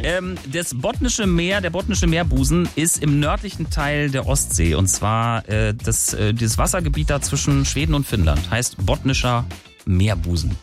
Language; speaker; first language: German; native; German